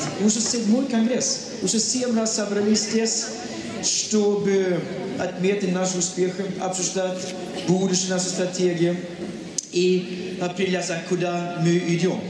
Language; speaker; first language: Russian; non-native, fluent; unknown